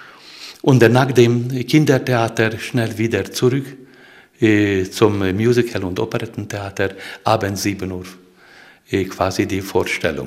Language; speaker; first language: German; non-native, fluent; Hungarian